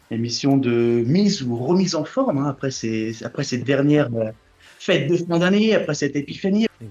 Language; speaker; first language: French; native; French